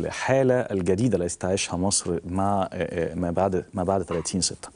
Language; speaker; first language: Arabic; native; Arabic